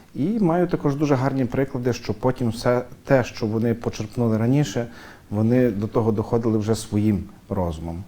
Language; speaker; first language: Ukrainian; native; Ukrainian